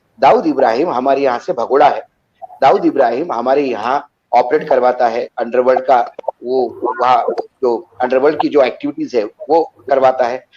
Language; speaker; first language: Hindi; native; Hindi